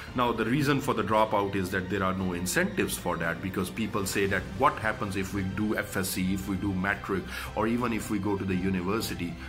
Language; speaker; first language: English; non-native, local second language; Urdu